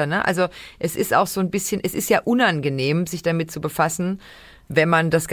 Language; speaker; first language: German; native; German